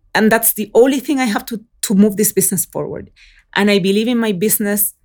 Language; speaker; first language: English; early bilingual, other home language; Spanish